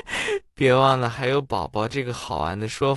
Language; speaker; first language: Chinese; non-native, fluent; English